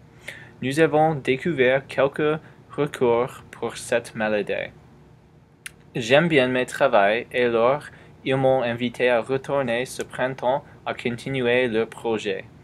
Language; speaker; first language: French; non-native, learner; English